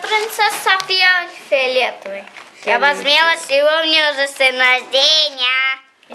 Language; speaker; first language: Russian; early bilingual, heritage; Arabic